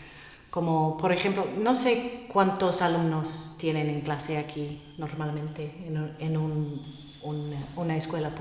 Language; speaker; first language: Spanish; non-native, fluent; English